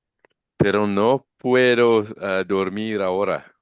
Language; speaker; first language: Spanish; non-native, learner; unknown